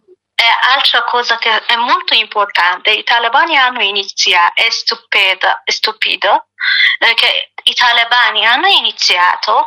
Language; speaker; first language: Italian; non-native, learner; Persian